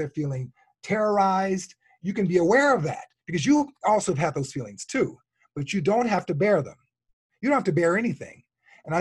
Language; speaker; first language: English; native; English